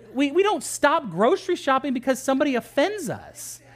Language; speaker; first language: English; native; English